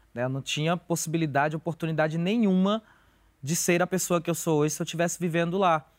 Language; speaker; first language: Portuguese; native; Portuguese